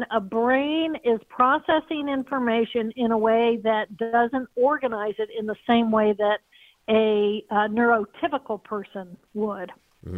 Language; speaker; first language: English; native; English